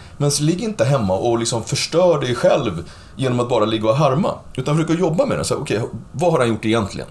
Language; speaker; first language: Swedish; native; Swedish